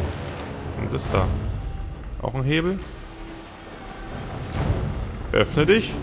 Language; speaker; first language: German; native; German